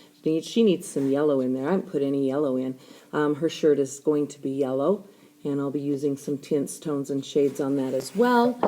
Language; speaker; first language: English; native; English